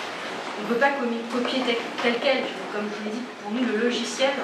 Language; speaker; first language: French; native; French